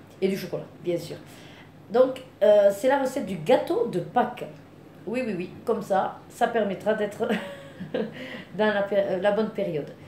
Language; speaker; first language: French; native; French